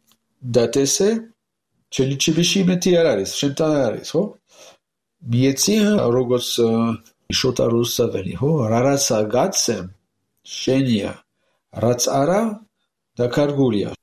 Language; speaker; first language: Georgian; non-native, learner; French